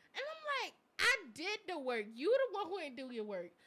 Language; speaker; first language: English; native; English